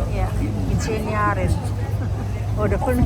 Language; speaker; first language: German; non-native, fluent; Filipino